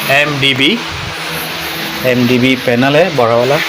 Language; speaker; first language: Hindi; non-native, learner; Bangla